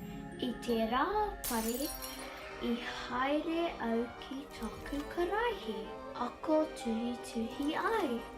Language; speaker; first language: Māori; non-native, learner; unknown